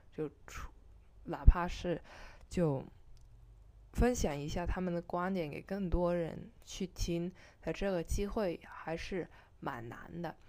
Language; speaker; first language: Chinese; non-native, local second language; Cantonese